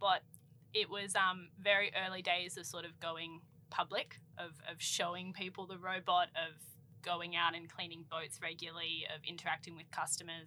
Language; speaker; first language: English; native; English